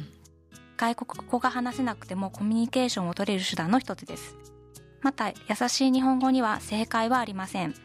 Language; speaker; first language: Japanese; native; Japanese